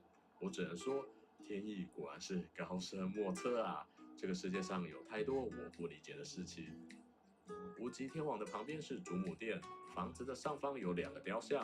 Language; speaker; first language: Chinese; native; Chinese